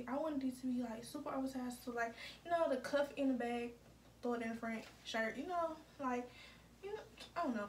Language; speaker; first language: English; native; English